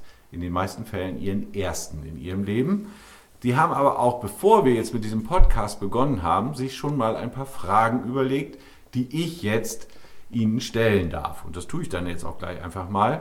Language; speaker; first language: German; native; German